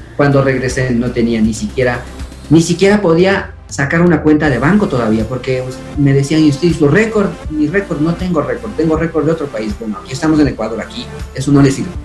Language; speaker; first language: Spanish; non-native, local second language; Quechua